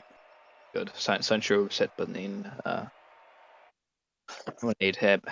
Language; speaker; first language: Welsh; non-native, local second language; English